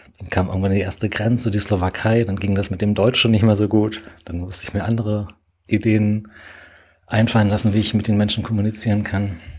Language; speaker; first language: German; native; German